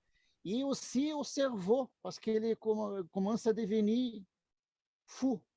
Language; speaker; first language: French; non-native, learner; Portuguese